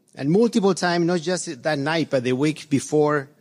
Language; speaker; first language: English; non-native, fluent; Spanish